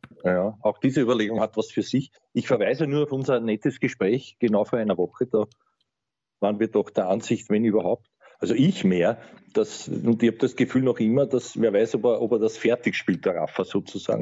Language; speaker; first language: German; native; German